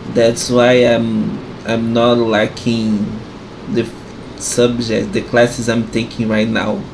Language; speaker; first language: English; non-native, fluent; Portuguese